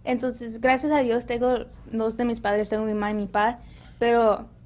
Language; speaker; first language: Spanish; early bilingual, heritage; Spanish